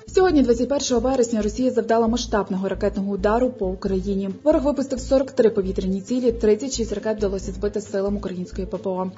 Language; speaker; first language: Ukrainian; native; Ukrainian